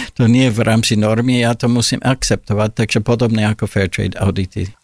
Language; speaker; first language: Slovak; non-native, fluent; English